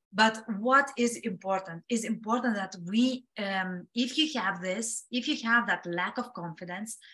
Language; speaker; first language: English; non-native, fluent; Lithuanian